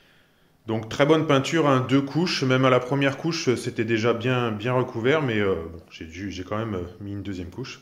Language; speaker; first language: French; native; French